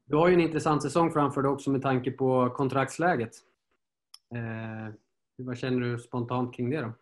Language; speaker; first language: Swedish; native; Swedish